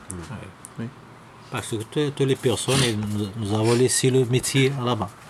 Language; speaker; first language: French; non-native, local second language; Arabic